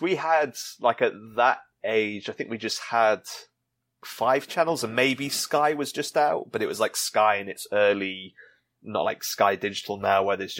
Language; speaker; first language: English; native; English